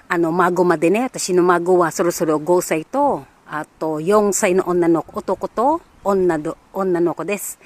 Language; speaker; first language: Japanese; non-native, fluent; Filipino